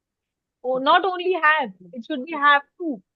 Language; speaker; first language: English; non-native, local second language; Hindi